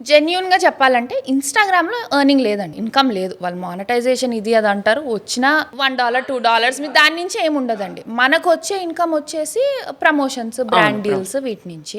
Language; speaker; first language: Telugu; native; Telugu